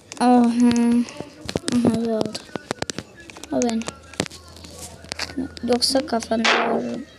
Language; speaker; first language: Turkish; native; Turkish